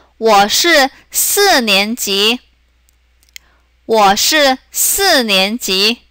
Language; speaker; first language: Chinese; non-native, fluent; Korean